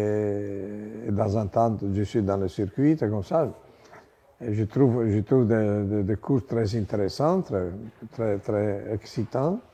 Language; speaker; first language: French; non-native, learner; Italian